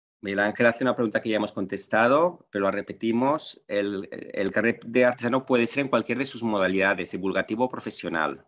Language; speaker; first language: Spanish; non-native, local second language; Catalan